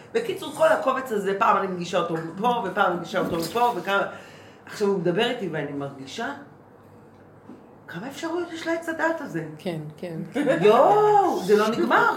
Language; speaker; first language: Hebrew; native; Hebrew